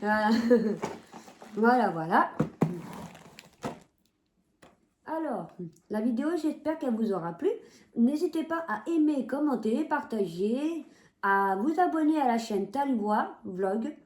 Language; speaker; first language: French; native; French